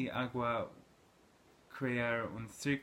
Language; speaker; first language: Spanish; non-native, learner; English